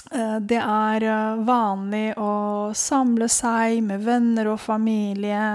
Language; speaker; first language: Norwegian; non-native, fluent; Romanian